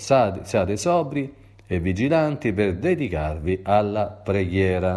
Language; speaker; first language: Italian; native; Italian